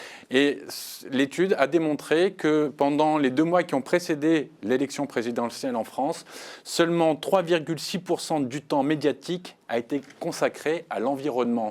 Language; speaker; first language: French; native; French